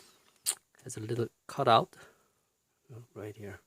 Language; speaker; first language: English; non-native, fluent; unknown